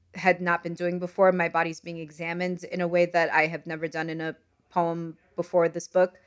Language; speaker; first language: English; non-native, fluent; Arabic